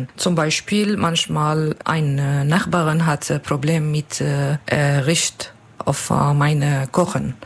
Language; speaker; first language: German; non-native, learner; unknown